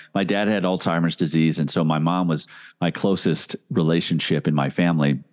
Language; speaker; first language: English; native; English